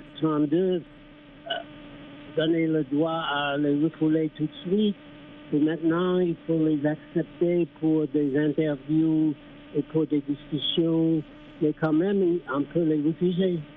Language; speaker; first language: French; non-native, fluent; English